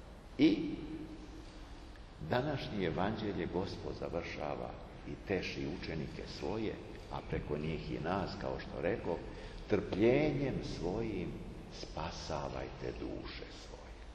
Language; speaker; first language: Serbian; native; Serbian